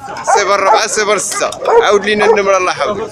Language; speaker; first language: Arabic; native; Arabic